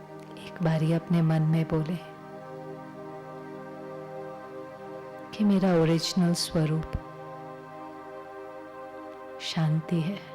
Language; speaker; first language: Hindi; native; Hindi